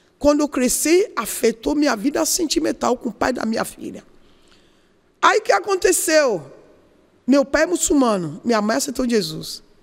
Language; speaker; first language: Portuguese; non-native, learner; Yoruba